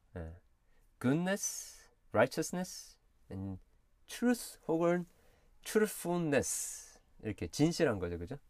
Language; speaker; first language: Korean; early bilingual, heritage; Korean